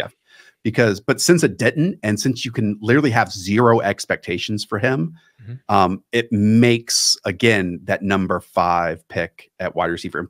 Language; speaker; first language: English; native; English